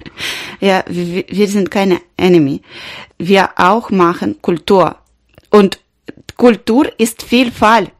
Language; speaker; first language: German; non-native, learner; Ukrainian